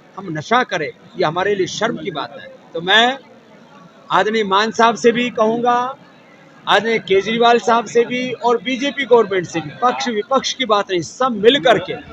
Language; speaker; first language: Hindi; native; Hindi